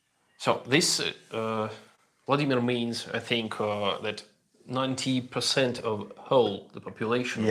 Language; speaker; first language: English; non-native, learner; Russian